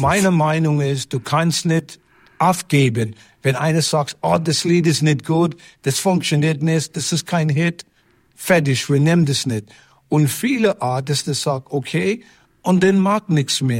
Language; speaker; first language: German; non-native, fluent; English